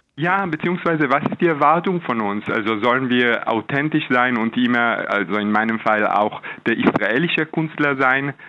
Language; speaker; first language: German; non-native, fluent; Hebrew